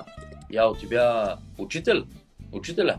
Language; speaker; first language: Russian; non-native, learner; Bulgarian